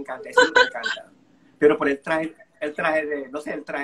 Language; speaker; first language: Spanish; non-native, fluent; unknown